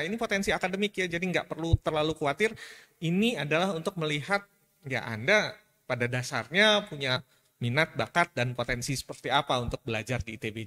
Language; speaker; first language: Indonesian; native; Indonesian